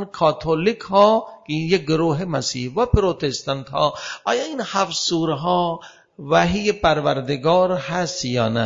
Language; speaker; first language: Persian; non-native, fluent; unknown